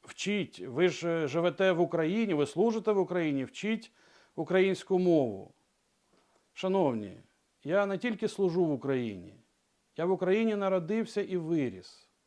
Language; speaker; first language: Ukrainian; non-native, local second language; Russian